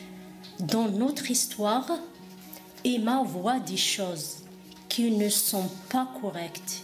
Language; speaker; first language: French; non-native, fluent; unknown